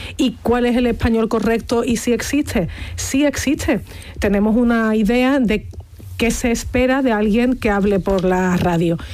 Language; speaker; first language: Spanish; native; Spanish